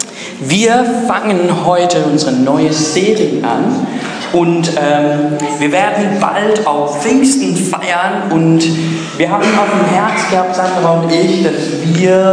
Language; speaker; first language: German; non-native, fluent; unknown